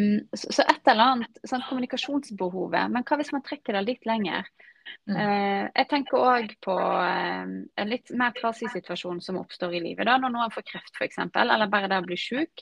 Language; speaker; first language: Norwegian; native; Norwegian